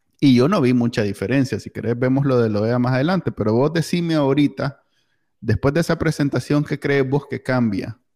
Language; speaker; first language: Spanish; native; Spanish